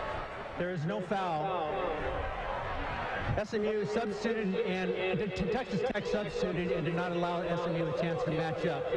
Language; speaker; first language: English; native; English